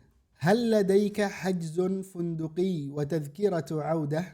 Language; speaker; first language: Arabic; non-native, fluent; Indonesian